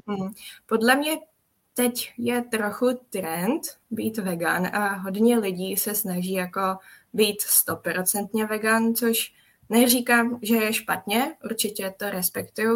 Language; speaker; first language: Czech; non-native, fluent; Japanese